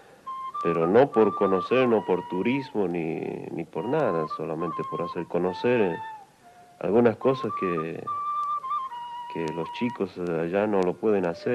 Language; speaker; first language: Spanish; non-native, local second language; Quechua